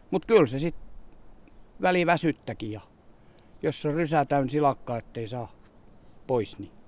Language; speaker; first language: Finnish; native; Finnish